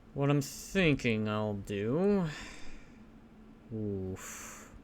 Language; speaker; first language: English; native; English